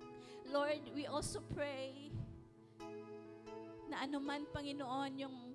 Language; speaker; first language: Filipino; native; Filipino